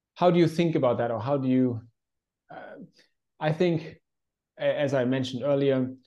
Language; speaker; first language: English; non-native, fluent; German